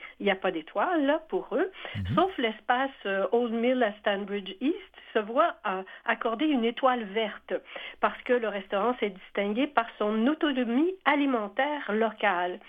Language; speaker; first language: French; native; French